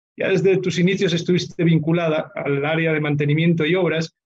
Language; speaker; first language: Spanish; native; Spanish